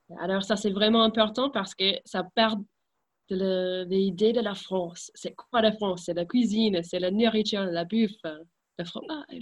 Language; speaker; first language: French; non-native, fluent; English